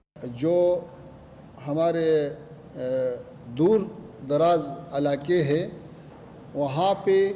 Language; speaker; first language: Hindi; non-native, learner; Pashto